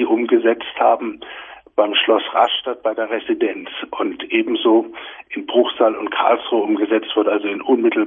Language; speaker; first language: German; native; German